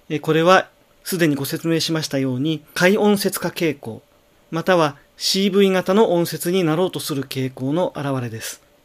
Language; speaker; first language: Japanese; native; Japanese